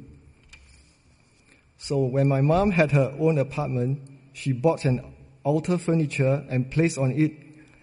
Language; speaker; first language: English; non-native, local second language; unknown